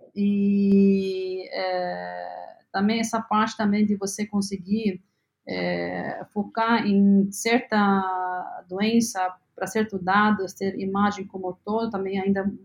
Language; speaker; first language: Portuguese; non-native, fluent; Arabic